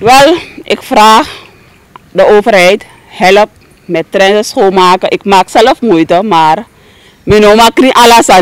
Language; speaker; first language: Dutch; non-native, local second language; Sranan Tongo